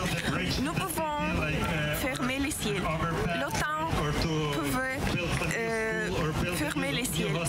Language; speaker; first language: French; non-native, learner; Ukrainian